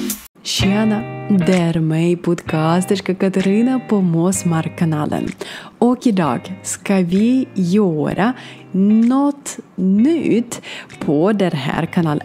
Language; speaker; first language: Swedish; non-native, learner; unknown